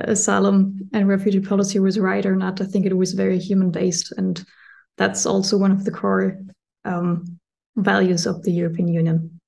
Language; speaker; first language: English; non-native, fluent; German